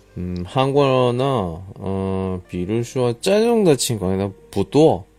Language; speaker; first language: Chinese; non-native, learner; Korean